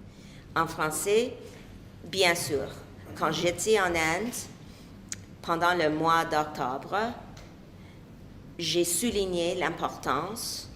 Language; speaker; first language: French; non-native, local second language; English